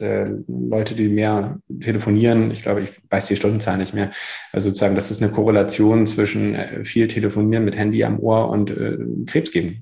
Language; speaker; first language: German; native; German